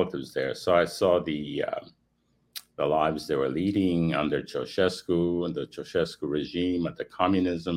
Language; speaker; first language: English; non-native, fluent; Romanian